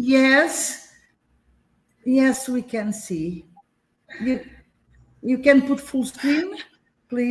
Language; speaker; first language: English; non-native, fluent; Portuguese